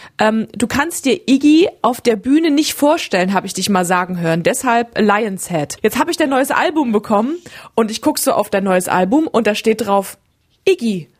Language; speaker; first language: German; native; German